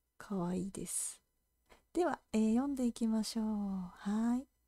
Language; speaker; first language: Japanese; native; Japanese